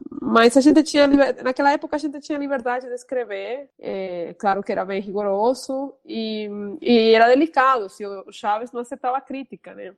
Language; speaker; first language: Portuguese; non-native, fluent; Spanish